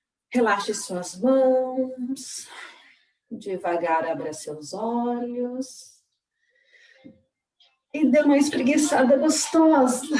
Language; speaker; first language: Portuguese; native; Portuguese